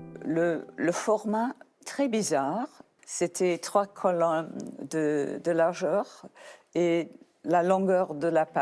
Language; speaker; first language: French; non-native, fluent; English